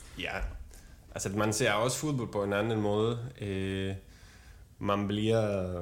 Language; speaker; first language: Danish; non-native, fluent; Spanish